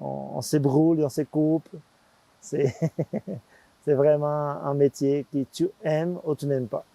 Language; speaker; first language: French; non-native, fluent; Portuguese